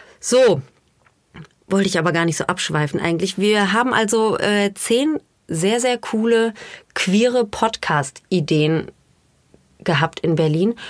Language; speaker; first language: German; native; German